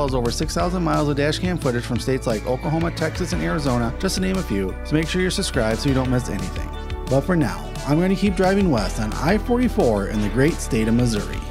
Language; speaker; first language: English; native; English